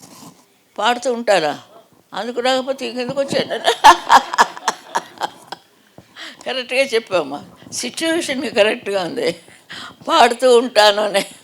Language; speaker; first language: Telugu; native; Telugu